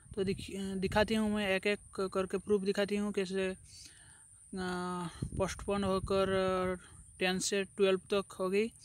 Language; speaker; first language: Hindi; non-native, local second language; Assamese